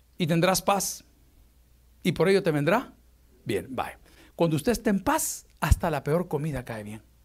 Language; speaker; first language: Spanish; native; Spanish